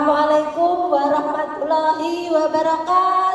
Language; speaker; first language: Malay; non-native, local second language; Javanese